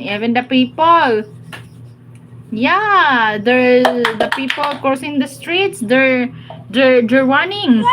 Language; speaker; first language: English; non-native, local second language; Cebuano